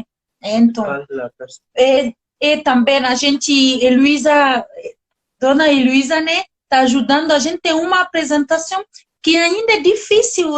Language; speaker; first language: Portuguese; non-native, learner; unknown